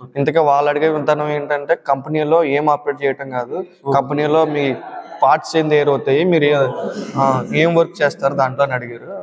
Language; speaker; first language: Telugu; native; Telugu